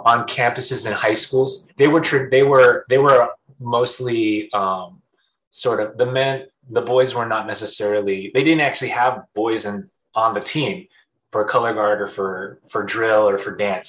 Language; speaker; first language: English; native; English